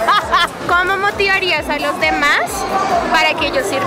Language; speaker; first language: Spanish; native; Spanish